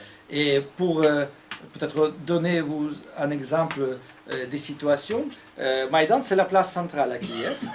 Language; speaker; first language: French; non-native, fluent; Russian